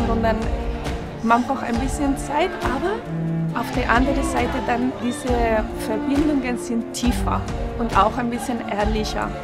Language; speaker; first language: German; non-native, fluent; Spanish